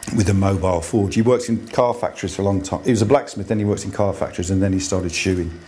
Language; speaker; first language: English; native; English